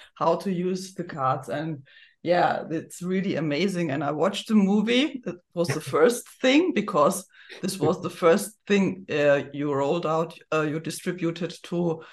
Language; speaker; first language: English; non-native, fluent; German